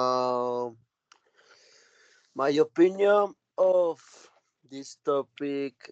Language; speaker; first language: English; non-native, learner; Spanish